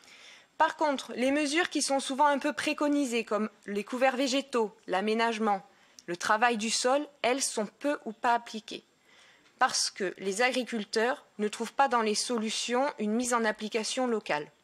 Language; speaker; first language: French; native; French